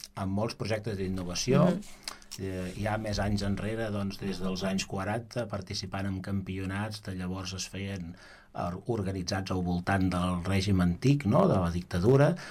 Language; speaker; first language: Catalan; native; Catalan